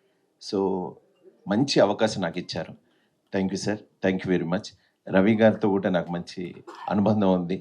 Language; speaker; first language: Telugu; native; Telugu